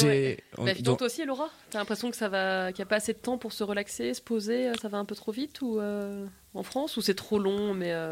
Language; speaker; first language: French; native; French